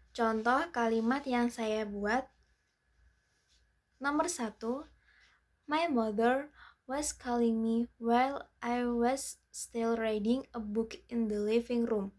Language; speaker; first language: English; non-native, learner; Indonesian